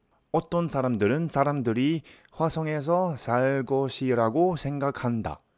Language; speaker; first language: Korean; non-native, learner; English